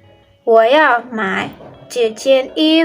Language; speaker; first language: Chinese; non-native, learner; Indonesian